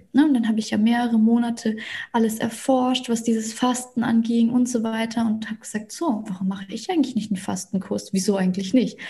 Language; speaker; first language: German; early bilingual, other home language; Russian